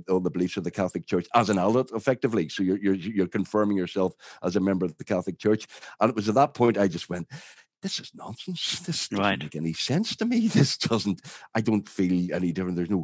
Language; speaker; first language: English; native; English